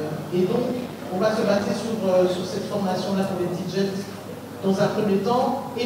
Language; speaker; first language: French; native; French